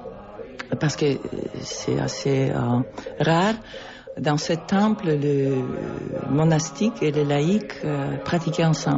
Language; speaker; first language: French; non-native, fluent; Polish